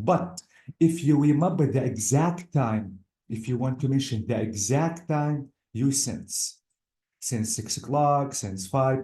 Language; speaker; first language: English; non-native, fluent; Arabic